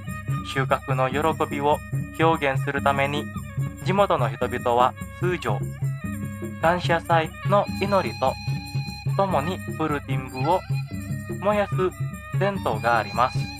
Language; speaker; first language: Japanese; non-native, fluent; Indonesian